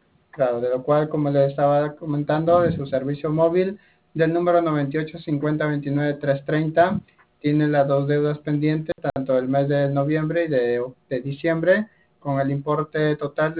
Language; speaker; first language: Spanish; native; Spanish